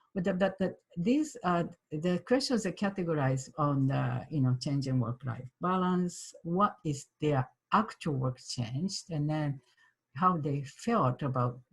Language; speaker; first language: English; non-native, fluent; Japanese